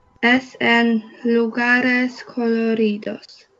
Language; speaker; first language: Spanish; non-native, learner; Polish